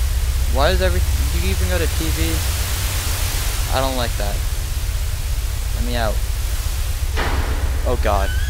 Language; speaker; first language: English; native; English